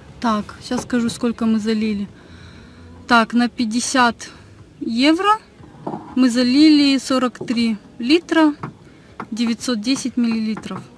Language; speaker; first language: Russian; native; Russian